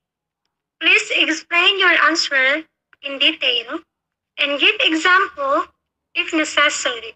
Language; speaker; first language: English; non-native, learner; Indonesian